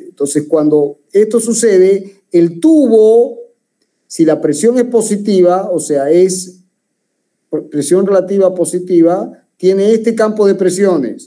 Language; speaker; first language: Spanish; native; Spanish